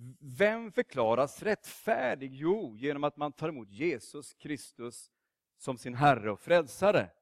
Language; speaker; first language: Swedish; native; Swedish